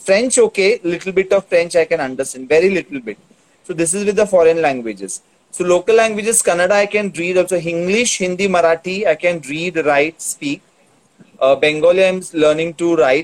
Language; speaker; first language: English; non-native, local second language; Tulu